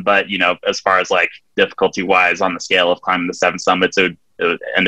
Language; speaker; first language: English; native; English